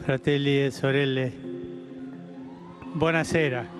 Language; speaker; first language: Italian; non-native, fluent; Spanish